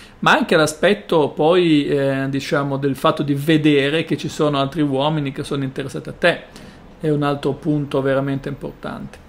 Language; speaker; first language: Italian; native; Italian